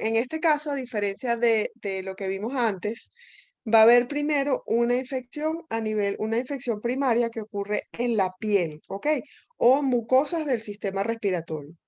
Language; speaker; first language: Spanish; native; Spanish